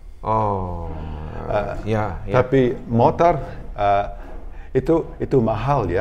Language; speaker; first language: Indonesian; non-native, learner; English